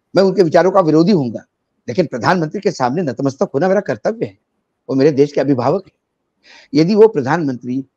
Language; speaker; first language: Hindi; non-native, local second language; Marathi